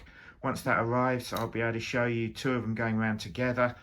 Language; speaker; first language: English; native; English